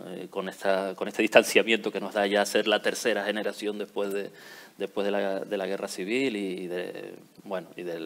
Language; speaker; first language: Spanish; native; Spanish